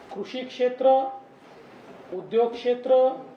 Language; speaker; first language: Hindi; non-native, local second language; Marathi